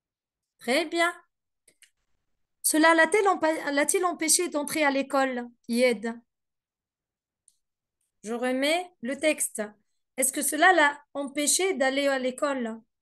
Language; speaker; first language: French; non-native, fluent; Arabic